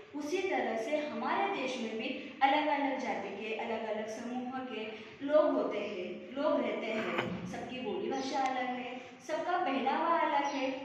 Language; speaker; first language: Hindi; non-native, local second language; Marathi